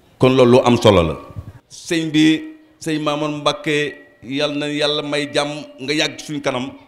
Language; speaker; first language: Wolof; native; Wolof